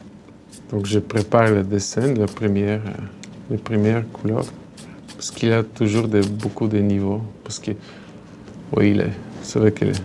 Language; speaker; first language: French; non-native, fluent; Bulgarian